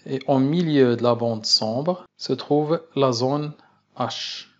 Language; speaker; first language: French; non-native, local second language; Arabic